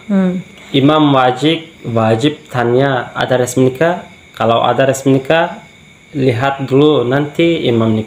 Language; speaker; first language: Indonesian; non-native, learner; Turkish